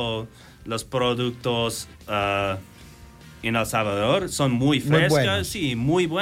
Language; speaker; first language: Spanish; non-native, learner; English